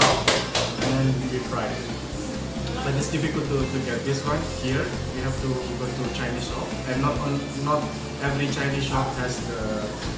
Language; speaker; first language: English; non-native, learner; Indonesian